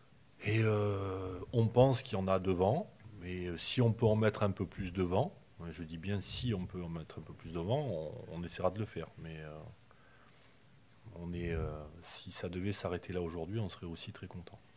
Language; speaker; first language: French; native; French